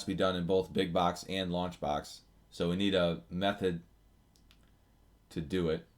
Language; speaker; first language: English; native; English